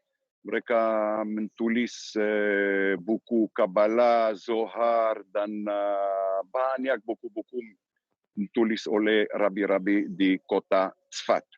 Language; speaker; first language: Indonesian; non-native, learner; Hebrew